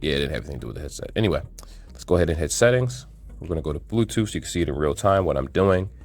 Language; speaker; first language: English; native; English